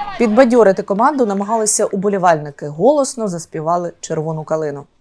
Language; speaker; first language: Ukrainian; native; Ukrainian